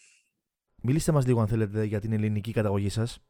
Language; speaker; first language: Greek; native; Greek